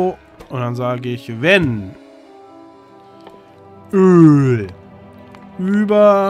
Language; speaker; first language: German; native; German